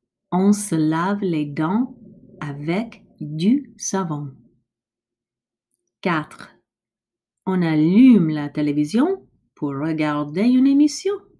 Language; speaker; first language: French; non-native, fluent; English